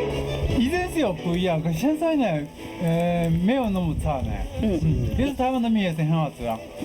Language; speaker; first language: Chinese; non-native, fluent; Japanese